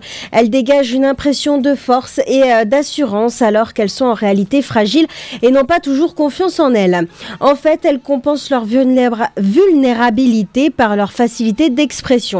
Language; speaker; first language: French; native; French